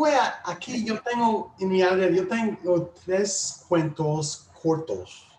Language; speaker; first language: Spanish; non-native, learner; English